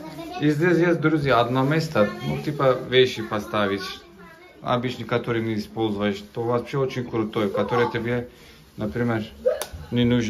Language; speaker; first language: Russian; non-native, learner; Turkish